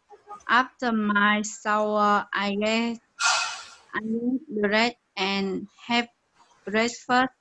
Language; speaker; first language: English; non-native, learner; Vietnamese